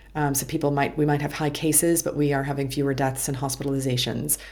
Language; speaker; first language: English; native; English